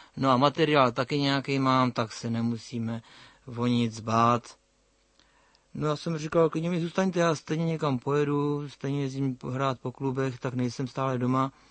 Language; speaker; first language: Czech; native; Czech